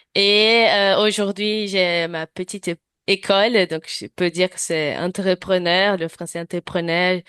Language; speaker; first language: French; non-native, fluent; Portuguese